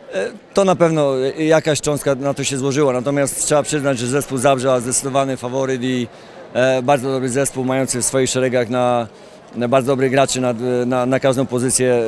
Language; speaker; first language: Polish; native; Polish